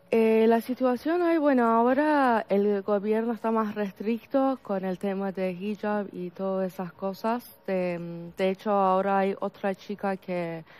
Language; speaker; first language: Spanish; non-native, fluent; Persian